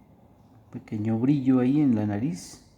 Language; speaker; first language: Spanish; native; Spanish